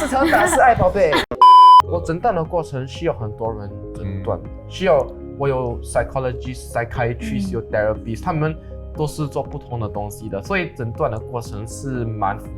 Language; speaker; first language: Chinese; non-native, local second language; English